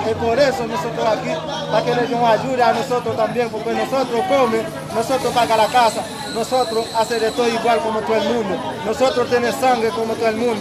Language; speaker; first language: Spanish; non-native, learner; Haitian Creole